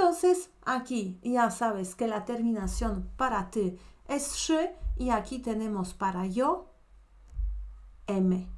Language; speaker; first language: Spanish; non-native, fluent; Polish